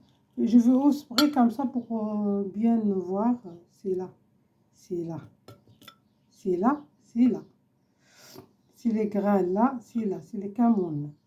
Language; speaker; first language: French; non-native, learner; Arabic